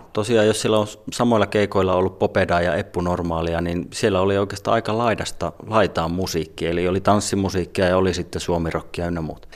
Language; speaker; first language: Finnish; native; Finnish